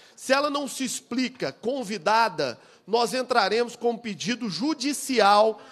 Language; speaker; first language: Portuguese; native; Portuguese